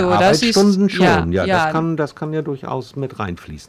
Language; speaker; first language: German; native; German